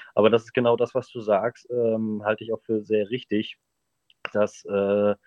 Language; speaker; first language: German; native; German